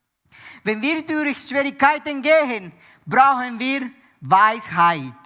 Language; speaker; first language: German; non-native, fluent; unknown